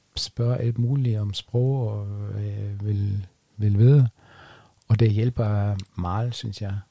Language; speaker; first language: Danish; non-native, fluent; German